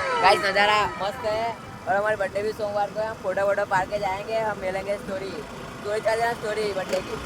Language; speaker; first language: Hindi; non-native, local second language; Gujarati